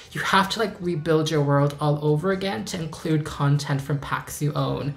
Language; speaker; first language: English; native; English